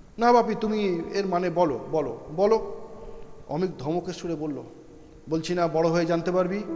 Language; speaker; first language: Bangla; native; Bangla